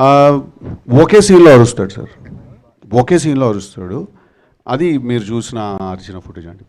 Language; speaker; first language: Telugu; native; Telugu